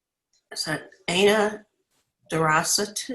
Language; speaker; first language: Arabic; non-native, learner; English